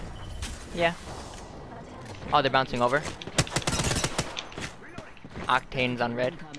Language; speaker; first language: English; native; English